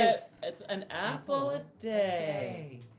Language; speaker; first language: English; native; English